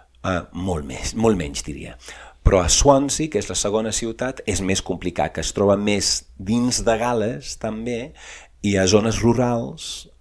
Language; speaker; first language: Catalan; non-native, fluent; English